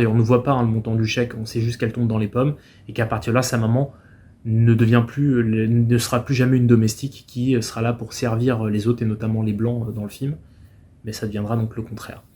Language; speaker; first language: French; native; French